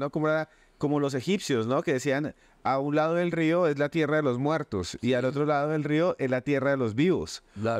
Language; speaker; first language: Spanish; native; Spanish